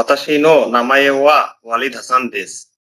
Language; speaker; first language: Japanese; non-native, learner; Bangla